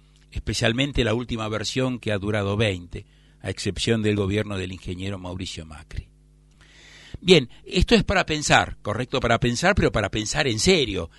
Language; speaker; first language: Spanish; native; Spanish